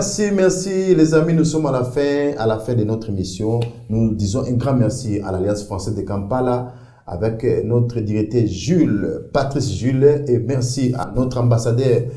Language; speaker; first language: French; non-native, fluent; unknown